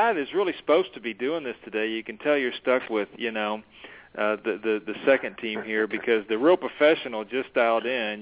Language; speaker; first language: English; native; English